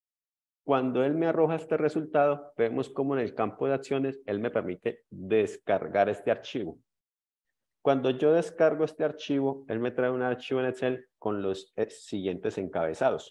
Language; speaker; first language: Spanish; native; Spanish